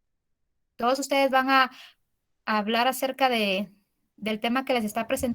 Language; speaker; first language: Spanish; native; Spanish